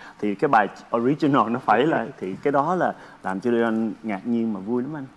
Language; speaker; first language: Vietnamese; early bilingual, heritage; Vietnamese